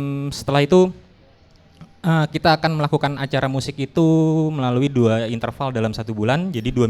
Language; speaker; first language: Indonesian; native; Indonesian